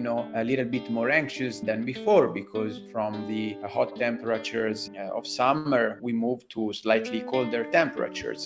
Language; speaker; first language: English; non-native, fluent; Italian